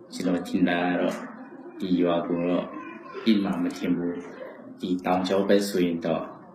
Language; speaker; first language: Burmese; non-native, local second language; Kachin